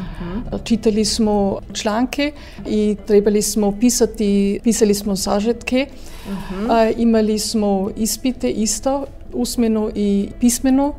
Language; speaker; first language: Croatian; early bilingual, heritage; Croatian